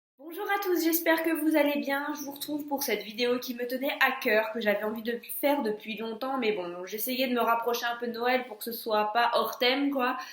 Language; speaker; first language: French; native; French